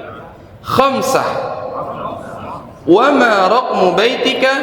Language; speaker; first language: Arabic; non-native, fluent; Indonesian